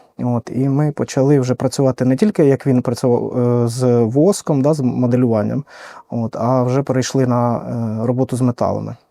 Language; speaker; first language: Ukrainian; native; Ukrainian